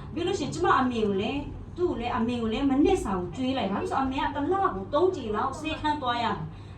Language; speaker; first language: Burmese; non-native, local second language; Kachin